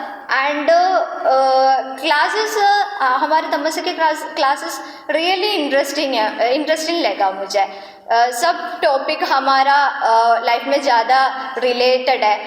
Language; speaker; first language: Hindi; non-native, local second language; Malayalam